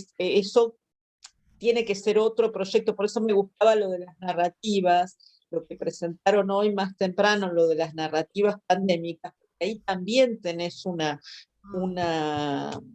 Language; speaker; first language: Spanish; native; Spanish